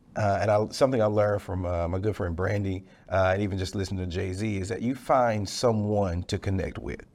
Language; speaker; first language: English; native; English